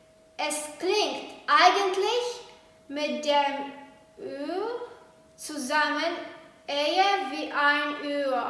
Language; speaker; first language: German; non-native, learner; Polish